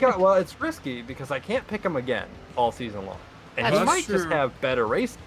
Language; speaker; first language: English; native; English